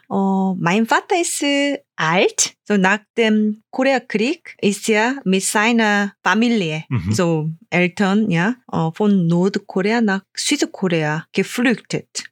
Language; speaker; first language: German; non-native, fluent; Korean